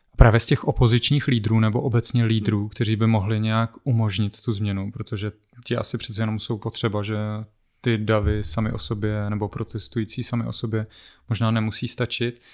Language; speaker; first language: Czech; native; Czech